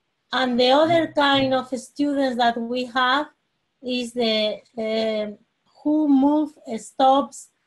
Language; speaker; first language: English; non-native, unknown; Spanish